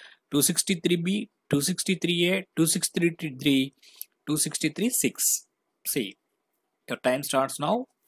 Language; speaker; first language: English; non-native, local second language; Telugu